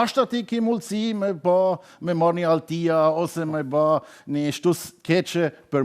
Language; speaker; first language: Albanian; non-native, fluent; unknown